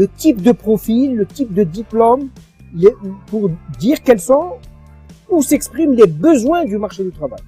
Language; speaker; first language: French; non-native, local second language; Arabic